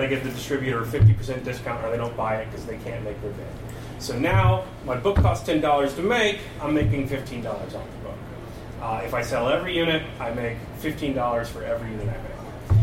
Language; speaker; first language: English; native; English